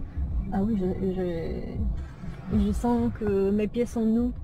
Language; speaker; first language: French; non-native, fluent; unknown